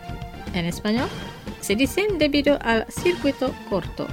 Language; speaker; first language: Spanish; non-native, fluent; Indonesian